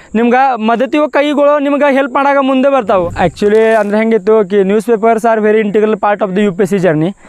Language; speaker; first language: Kannada; non-native, local second language; Marathi